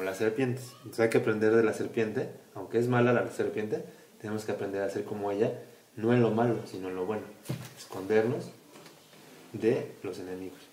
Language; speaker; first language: Spanish; native; Spanish